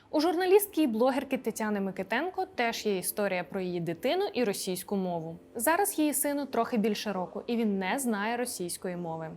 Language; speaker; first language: Ukrainian; non-native, local second language; Russian